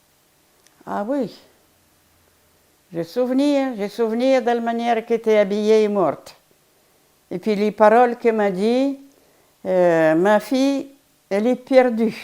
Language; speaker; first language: French; non-native, fluent; Polish